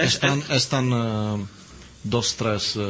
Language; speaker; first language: Spanish; non-native, learner; Italian